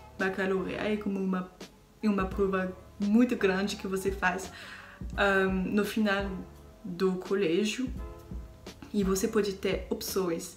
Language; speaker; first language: Portuguese; non-native, learner; French